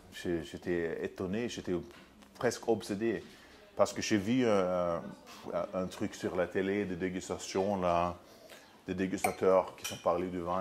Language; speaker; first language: French; non-native, fluent; Swedish